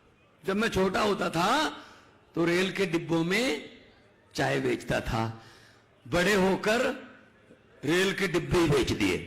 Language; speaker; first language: Hindi; non-native, local second language; Punjabi